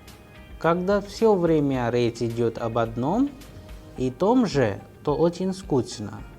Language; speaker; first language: Russian; non-native, fluent; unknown